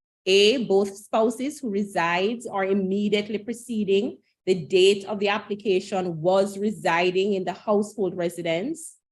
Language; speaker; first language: English; native; English